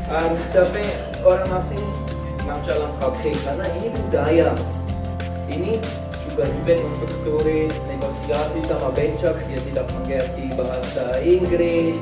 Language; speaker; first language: Indonesian; non-native, learner; English